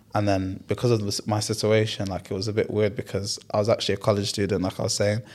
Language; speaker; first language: English; early bilingual, other home language; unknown